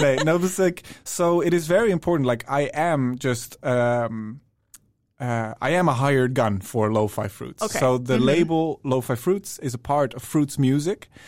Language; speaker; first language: English; non-native, fluent; Dutch